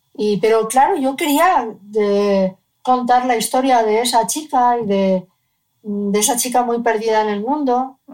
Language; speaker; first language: Spanish; native; Spanish